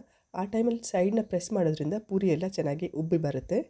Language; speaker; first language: Kannada; native; Kannada